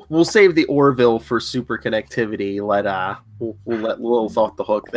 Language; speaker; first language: English; native; English